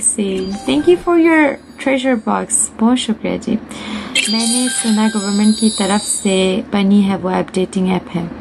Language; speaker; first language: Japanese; non-native, fluent; Urdu